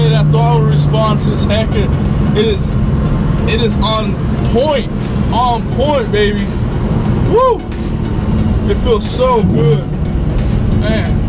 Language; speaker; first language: English; native; English